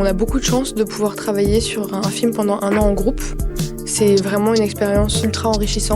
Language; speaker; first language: French; native; French